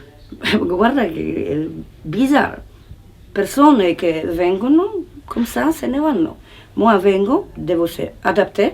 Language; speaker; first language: Italian; non-native, learner; Polish